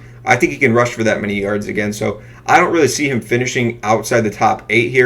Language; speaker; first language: English; native; English